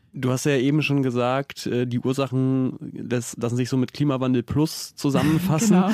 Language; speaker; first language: German; native; German